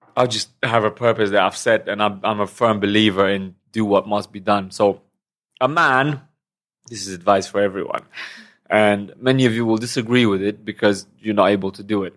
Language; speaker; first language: English; non-native, fluent; Romanian